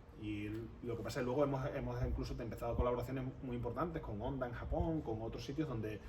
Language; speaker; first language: Spanish; native; Spanish